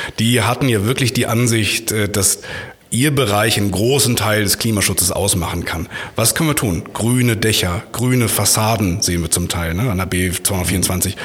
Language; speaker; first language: German; native; German